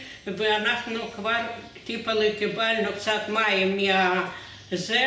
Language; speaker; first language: Hebrew; non-native, fluent; Russian